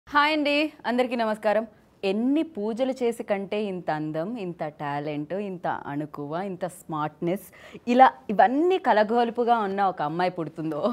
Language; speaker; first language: Telugu; native; Telugu